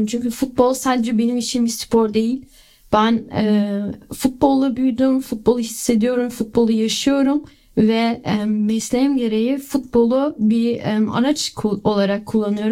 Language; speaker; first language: Turkish; early bilingual, other home language; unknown